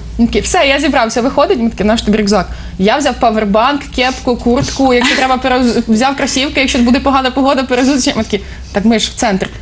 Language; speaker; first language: Ukrainian; native; Ukrainian